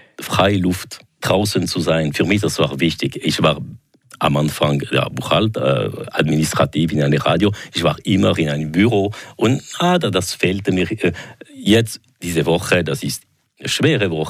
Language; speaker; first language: German; non-native, local second language; French